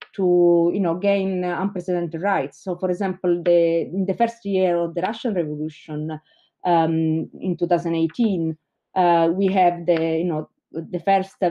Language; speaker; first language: English; non-native, fluent; Italian